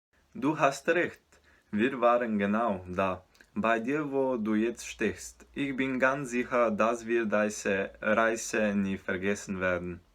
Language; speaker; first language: German; non-native, learner; Slovenian